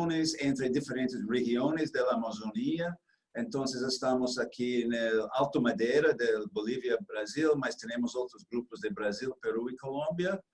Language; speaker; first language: Spanish; non-native, fluent; Portuguese